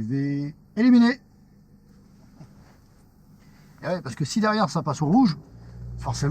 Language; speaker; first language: French; native; French